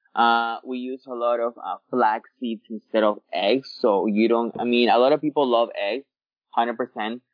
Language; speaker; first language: English; early bilingual, other home language; Spanish